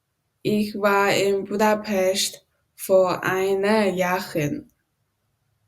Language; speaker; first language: German; non-native, learner; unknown